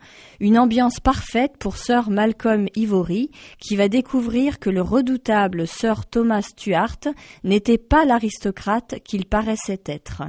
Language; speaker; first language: French; native; French